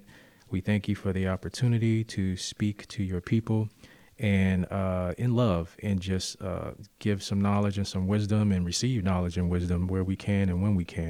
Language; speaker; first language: English; native; English